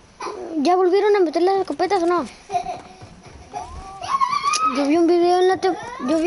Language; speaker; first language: Spanish; native; Spanish